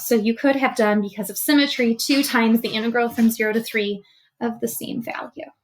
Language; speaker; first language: English; native; English